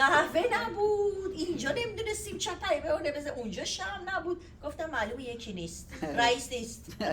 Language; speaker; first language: Persian; native; Persian